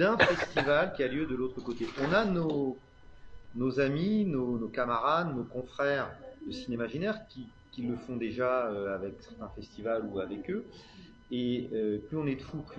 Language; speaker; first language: French; native; French